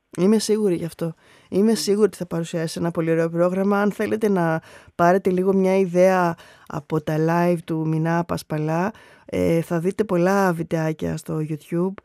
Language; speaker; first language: Greek; native; Greek